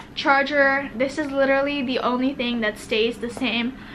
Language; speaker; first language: English; native; English